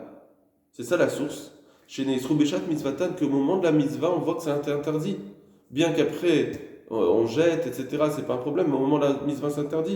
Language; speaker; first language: French; native; French